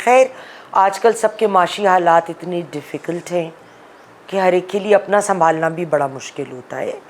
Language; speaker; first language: Urdu; native; Urdu